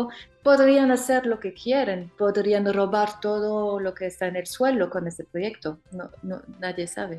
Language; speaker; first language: Spanish; non-native, fluent; French